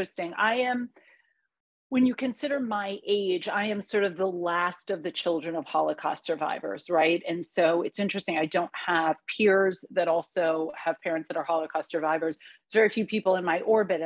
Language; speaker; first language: English; early bilingual, other home language; Hungarian